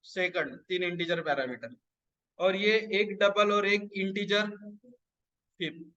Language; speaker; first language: Hindi; non-native, local second language; Marathi